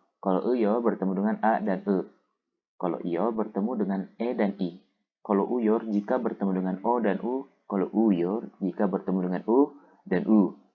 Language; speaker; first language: Indonesian; native; Indonesian